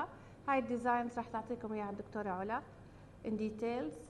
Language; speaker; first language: Arabic; native; Arabic